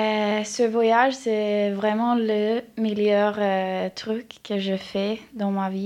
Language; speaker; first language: French; non-native, learner; Norwegian